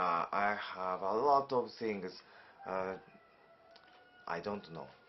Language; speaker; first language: English; non-native, learner; Japanese